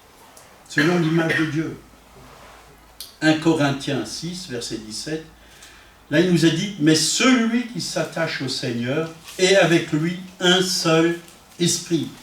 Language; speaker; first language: French; native; French